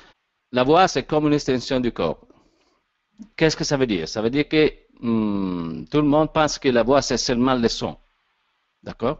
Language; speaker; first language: French; non-native, learner; Italian